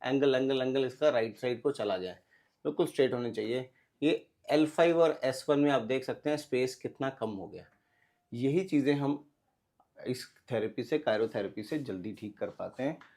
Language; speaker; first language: Hindi; non-native, local second language; Punjabi